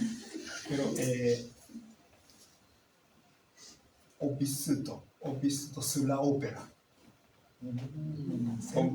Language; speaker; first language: Italian; non-native, learner; Japanese